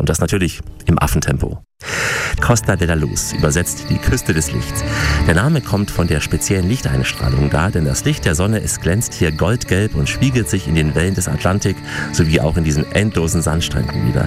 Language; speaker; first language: German; native; German